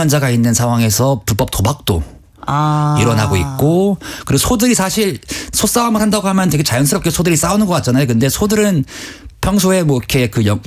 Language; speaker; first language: Korean; native; Korean